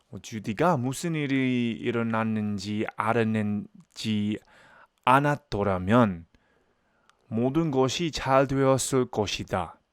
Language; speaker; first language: Korean; non-native, learner; English